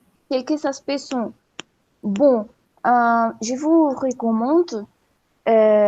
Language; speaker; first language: French; non-native, fluent; Spanish